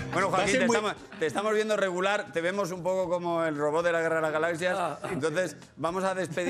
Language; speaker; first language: Spanish; native; Spanish